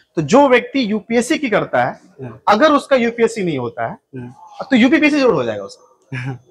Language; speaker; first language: Hindi; native; Hindi